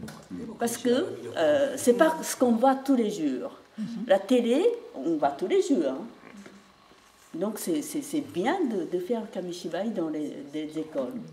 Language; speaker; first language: French; non-native, fluent; Japanese